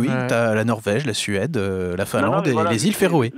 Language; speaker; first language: French; native; French